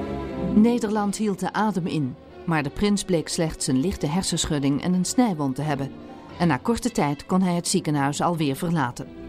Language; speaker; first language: Dutch; native; Dutch